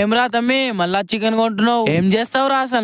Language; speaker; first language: Telugu; native; Telugu